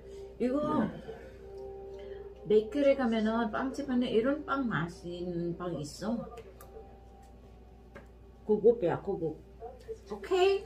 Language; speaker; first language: Korean; non-native, learner; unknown